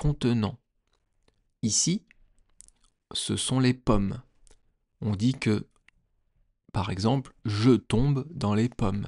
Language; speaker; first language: French; native; French